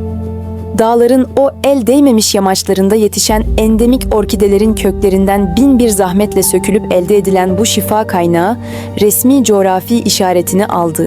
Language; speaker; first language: Turkish; native; Turkish